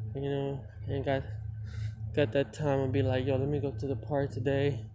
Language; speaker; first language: English; early bilingual, other home language; Spanish